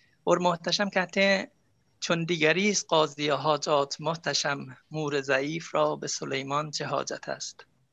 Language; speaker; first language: Persian; non-native, local second language; Azerbaijani